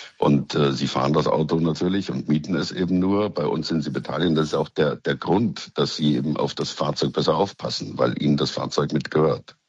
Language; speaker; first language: German; native; German